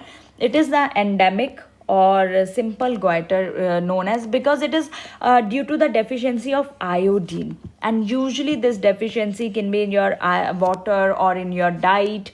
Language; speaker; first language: English; non-native, local second language; Hindi